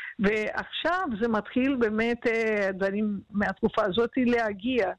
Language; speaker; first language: Hebrew; non-native, fluent; Portuguese